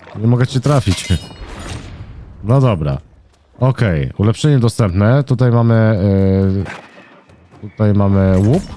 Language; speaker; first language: Polish; native; Polish